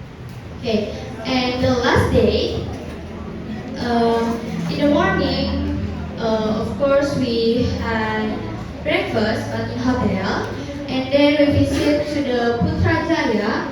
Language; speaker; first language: English; non-native, learner; Indonesian